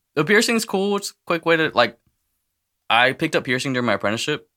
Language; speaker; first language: English; native; English